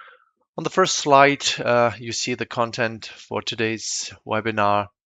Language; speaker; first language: English; non-native, fluent; German